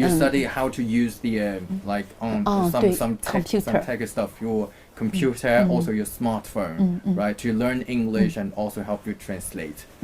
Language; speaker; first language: English; non-native, fluent; Chinese